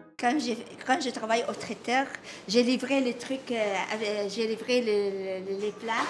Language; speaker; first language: French; non-native, learner; Arabic